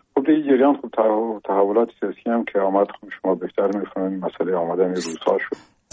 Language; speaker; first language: Persian; non-native, local second language; Pashto